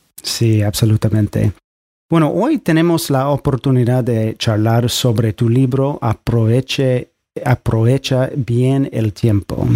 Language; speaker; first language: Spanish; non-native, fluent; English